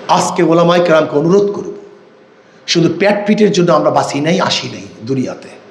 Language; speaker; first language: Bangla; native; Bangla